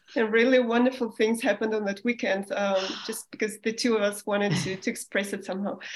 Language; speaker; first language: English; non-native, fluent; Russian